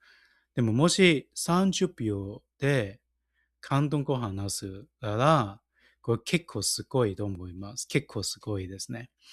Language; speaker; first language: Japanese; non-native, fluent; Cantonese